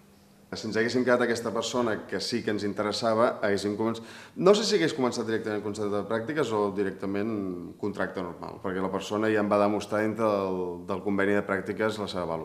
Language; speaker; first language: Catalan; native; Catalan